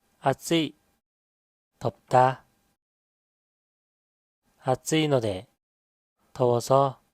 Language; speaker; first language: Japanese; non-native, fluent; Korean